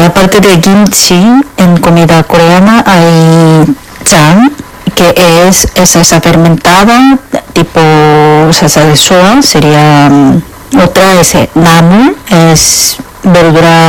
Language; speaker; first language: Spanish; non-native, learner; Korean